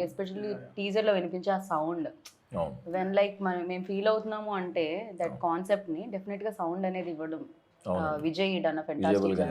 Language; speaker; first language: Telugu; native; Telugu